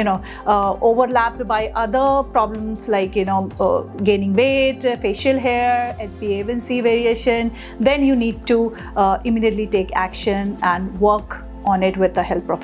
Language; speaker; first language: English; non-native, local second language; Hindi